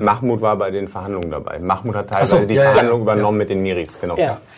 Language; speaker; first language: German; native; German